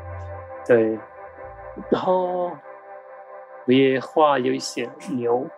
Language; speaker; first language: Chinese; non-native, fluent; German